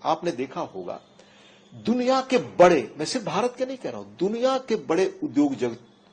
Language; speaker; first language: Hindi; native; Hindi